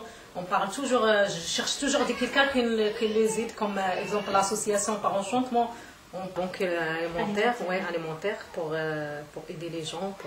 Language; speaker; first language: French; non-native, fluent; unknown